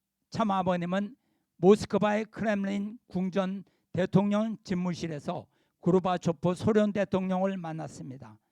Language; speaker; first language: Korean; native; Korean